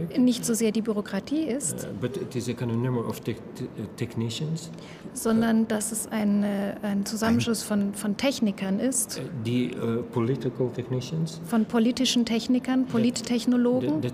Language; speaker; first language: German; non-native, fluent; Dutch